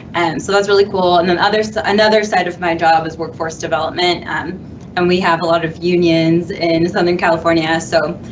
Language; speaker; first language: English; native; English